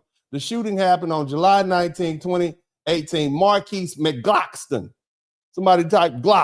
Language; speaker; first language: English; native; English